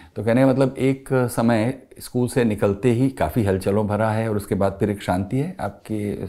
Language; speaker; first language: Hindi; native; Hindi